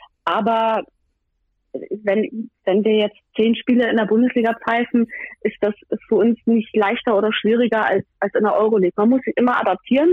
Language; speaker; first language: German; native; German